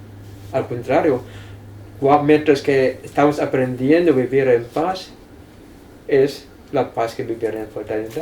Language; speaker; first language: Spanish; non-native, fluent; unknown